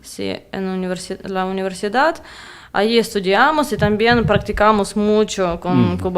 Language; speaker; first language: Spanish; non-native, learner; Russian